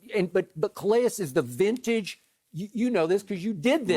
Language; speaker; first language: English; native; English